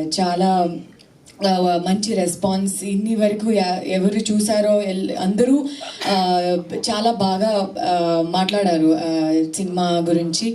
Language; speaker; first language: Telugu; non-native, learner; Kannada